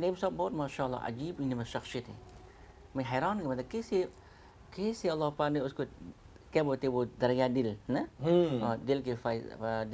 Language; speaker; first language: Hindi; non-native, fluent; Khmer